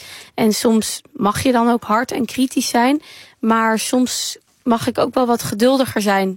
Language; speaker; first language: Dutch; native; Dutch